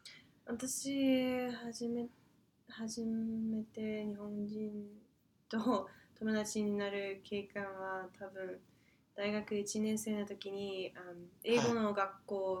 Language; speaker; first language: Japanese; non-native, fluent; English